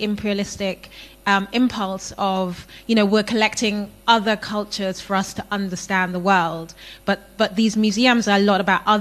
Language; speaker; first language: English; non-native, local second language; Akan